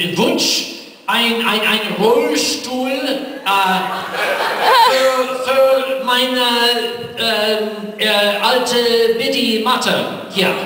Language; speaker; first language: German; non-native, learner; English